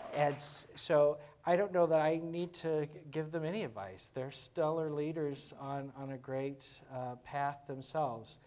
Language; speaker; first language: English; native; English